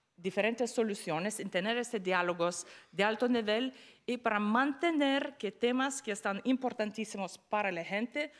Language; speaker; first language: Spanish; non-native, fluent; Lithuanian